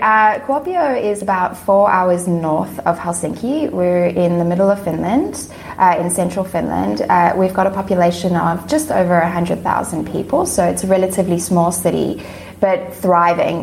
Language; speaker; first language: English; native; English